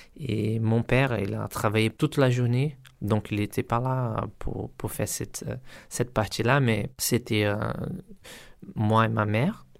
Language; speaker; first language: French; non-native, learner; Portuguese